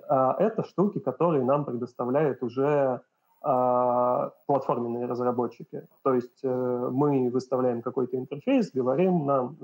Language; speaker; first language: Russian; native; Russian